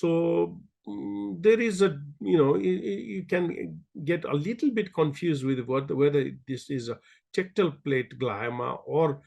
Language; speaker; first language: English; non-native, local second language; Nepali